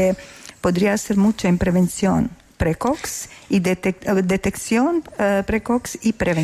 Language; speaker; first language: Spanish; non-native, learner; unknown